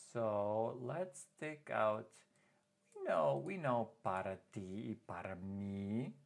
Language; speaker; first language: Spanish; non-native, fluent; English